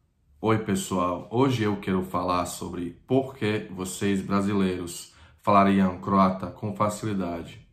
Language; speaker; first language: Portuguese; non-native, fluent; Croatian